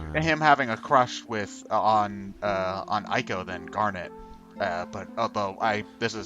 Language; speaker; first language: English; native; English